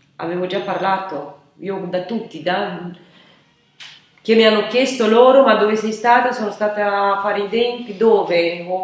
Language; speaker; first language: Italian; non-native, fluent; Romanian